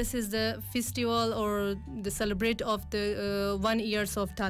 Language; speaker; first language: English; non-native, learner; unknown